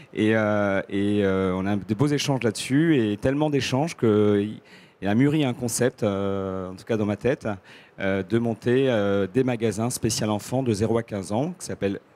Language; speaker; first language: French; native; French